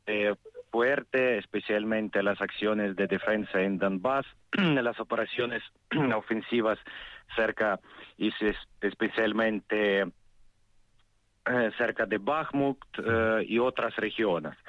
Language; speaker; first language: Spanish; non-native, fluent; Ukrainian